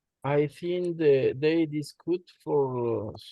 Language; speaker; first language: English; non-native, learner; Spanish